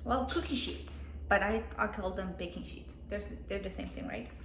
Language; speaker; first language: English; non-native, fluent; Mongolian